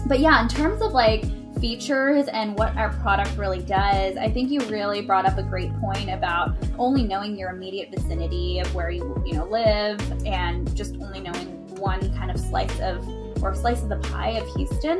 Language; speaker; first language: English; native; English